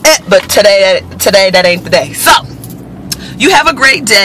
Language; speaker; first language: English; native; English